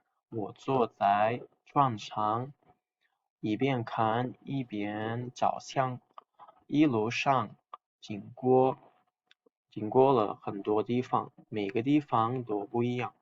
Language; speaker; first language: Chinese; non-native, fluent; Uzbek